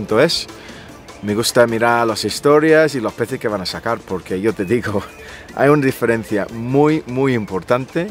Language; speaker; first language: Spanish; non-native, fluent; English